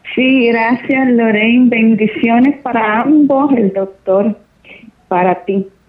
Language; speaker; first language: Spanish; native; Spanish